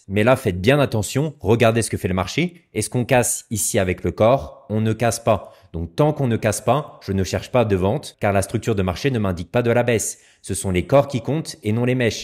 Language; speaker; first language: French; native; French